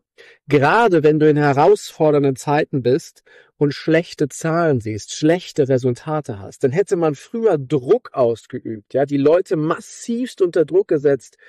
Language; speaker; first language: German; native; German